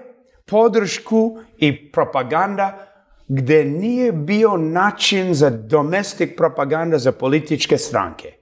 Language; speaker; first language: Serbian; early bilingual, heritage; Serbian